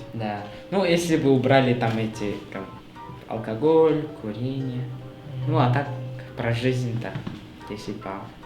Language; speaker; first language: Russian; non-native, local second language; Kyrgyz